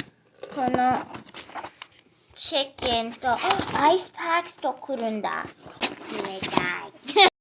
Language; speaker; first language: Japanese; early bilingual, heritage; Japanese